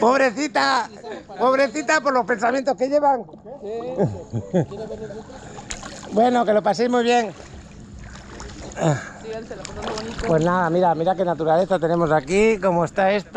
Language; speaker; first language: Spanish; native; Spanish